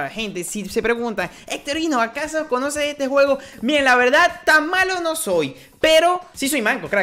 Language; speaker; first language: Spanish; native; Spanish